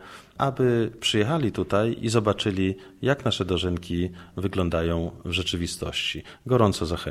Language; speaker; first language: Polish; native; Polish